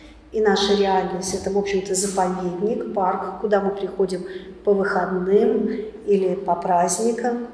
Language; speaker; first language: Russian; native; Russian